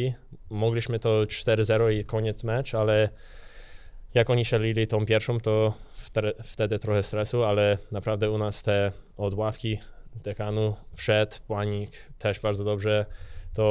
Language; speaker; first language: Polish; early bilingual, heritage; English